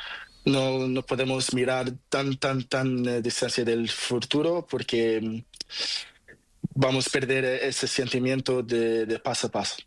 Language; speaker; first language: Spanish; non-native, learner; Portuguese